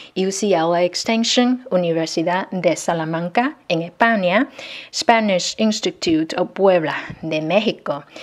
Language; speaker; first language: Spanish; non-native, fluent; Chinese